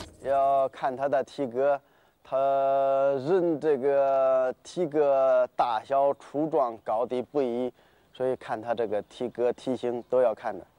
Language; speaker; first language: Chinese; native; Chinese